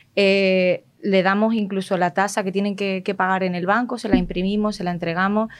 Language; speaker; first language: Spanish; native; Spanish